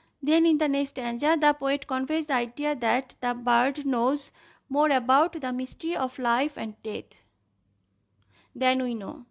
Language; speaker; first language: English; non-native, local second language; Bangla